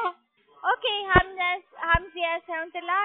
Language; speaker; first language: German; non-native, learner; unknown